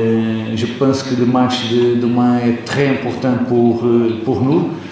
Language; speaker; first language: French; non-native, learner; Portuguese